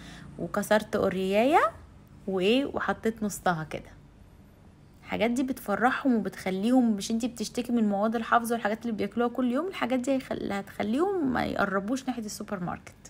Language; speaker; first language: Arabic; native; Arabic